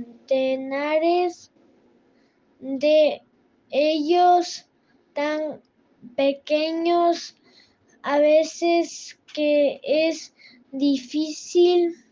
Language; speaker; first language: Spanish; non-native, learner; French